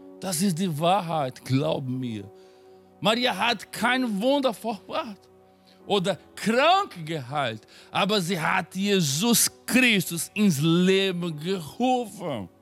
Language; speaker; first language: German; non-native, fluent; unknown